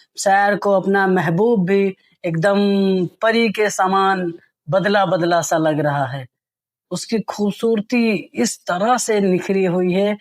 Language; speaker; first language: Urdu; native; Urdu